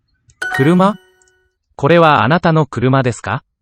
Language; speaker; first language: Japanese; non-native, learner; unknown